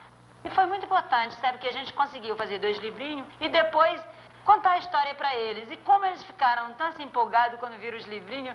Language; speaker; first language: Portuguese; native; Portuguese